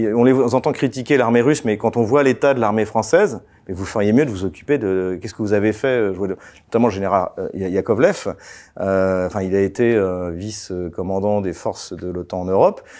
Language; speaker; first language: French; native; French